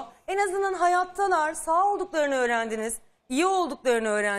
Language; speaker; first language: Turkish; native; Turkish